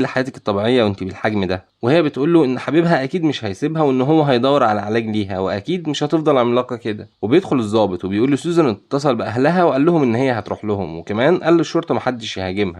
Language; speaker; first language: Arabic; native; Arabic